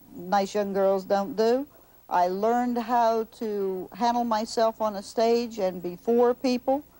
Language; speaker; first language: English; native; English